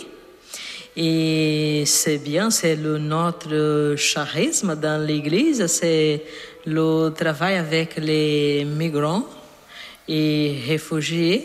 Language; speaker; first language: French; non-native, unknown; Portuguese